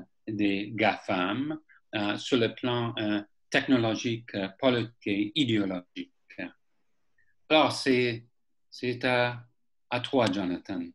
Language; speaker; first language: French; non-native, fluent; English